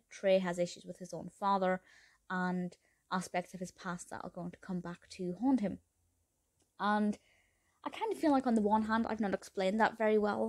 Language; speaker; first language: English; native; English